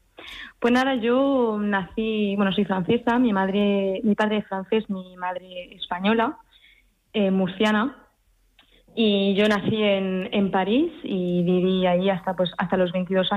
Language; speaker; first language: Spanish; early bilingual, heritage; Spanish